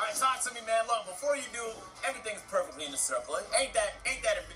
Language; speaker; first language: English; native; English